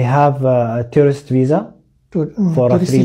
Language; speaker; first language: English; non-native, local second language; Somali